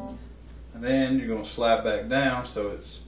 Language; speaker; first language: English; native; English